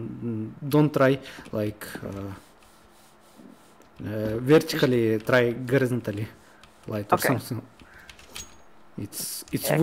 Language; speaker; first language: English; non-native, learner; Russian